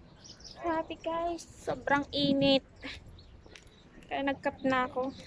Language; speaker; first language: Filipino; native; Filipino